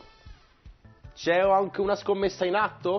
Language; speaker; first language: Italian; native; Italian